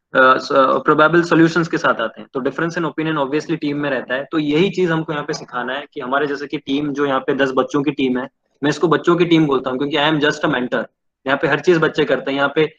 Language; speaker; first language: Hindi; non-native, local second language; Odia